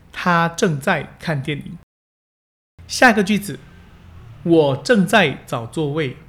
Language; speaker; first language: Chinese; early bilingual, heritage; Chinese